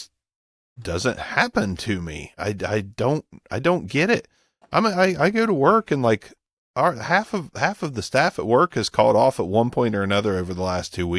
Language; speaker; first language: English; native; English